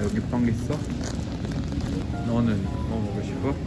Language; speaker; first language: Korean; non-native, learner; Polish